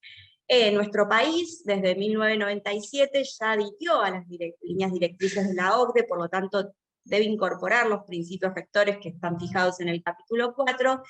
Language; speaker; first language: Spanish; native; Spanish